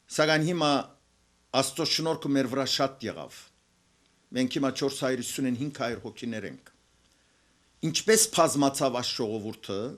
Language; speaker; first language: Armenian; native; Armenian